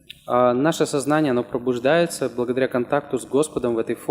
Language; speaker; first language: Russian; native; Russian